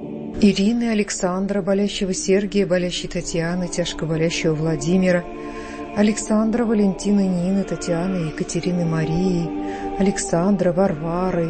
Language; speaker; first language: Russian; native; Russian